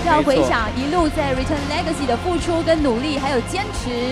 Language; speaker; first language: Chinese; native; Chinese